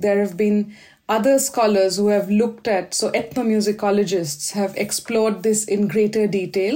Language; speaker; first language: English; non-native, local second language; Hindi